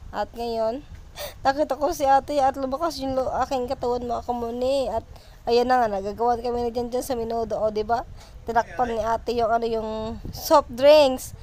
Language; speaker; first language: Filipino; native; Filipino